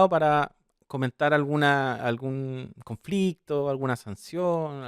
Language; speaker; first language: Spanish; native; Spanish